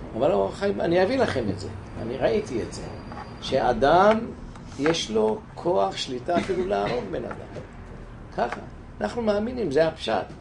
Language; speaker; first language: Hebrew; native; Hebrew